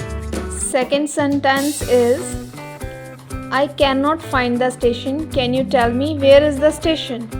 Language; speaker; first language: English; non-native, learner; Hindi